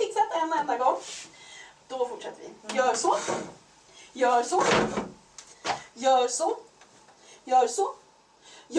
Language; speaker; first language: Swedish; native; Swedish